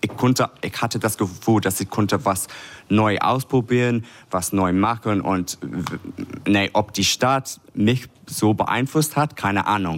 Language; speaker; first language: German; non-native, fluent; English